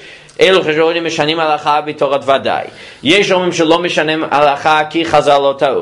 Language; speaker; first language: Hebrew; non-native, fluent; English